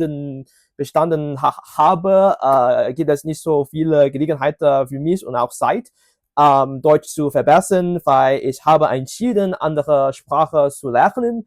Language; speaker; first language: German; non-native, learner; Cantonese